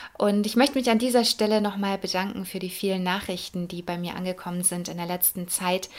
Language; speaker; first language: German; native; German